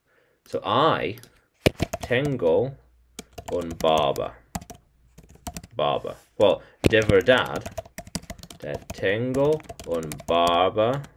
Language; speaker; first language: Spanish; non-native, learner; English